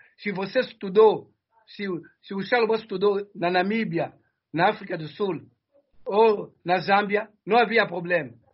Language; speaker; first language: Portuguese; non-native, fluent; Kongo